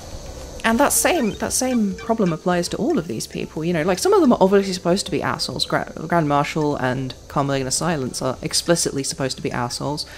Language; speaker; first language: English; native; English